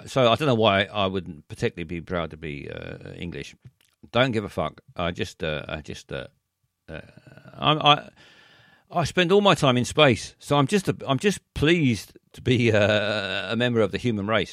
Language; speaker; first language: English; native; English